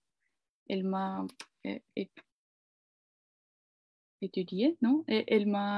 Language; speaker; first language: French; non-native, learner; Ukrainian